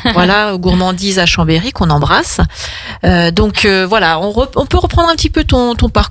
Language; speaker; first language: French; native; French